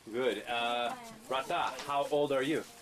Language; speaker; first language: English; non-native, learner; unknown